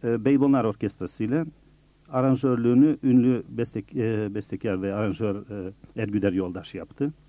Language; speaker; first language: Turkish; early bilingual, other home language; Bosnian